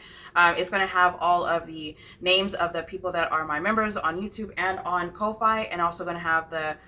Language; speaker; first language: English; native; English